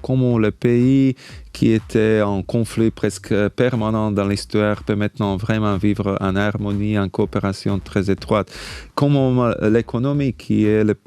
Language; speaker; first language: French; non-native, fluent; Slovak